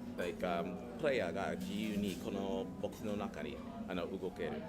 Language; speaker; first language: Japanese; non-native, learner; English